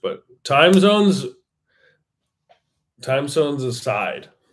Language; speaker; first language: English; native; English